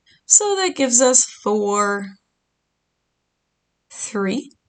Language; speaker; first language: English; native; English